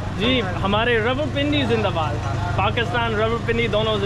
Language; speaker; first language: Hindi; non-native, fluent; English